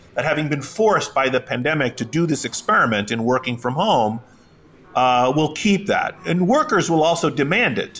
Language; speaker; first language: English; early bilingual, other home language; Greek